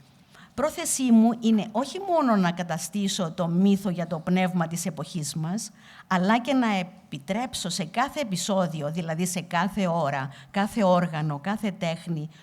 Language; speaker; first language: Greek; native; Greek